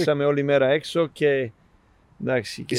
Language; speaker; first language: Greek; non-native, learner; Serbian